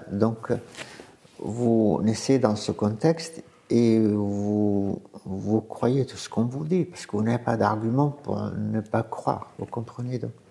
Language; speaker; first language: French; non-native, fluent; Arabic